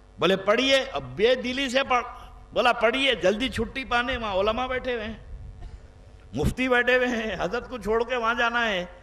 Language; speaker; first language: Urdu; native; Urdu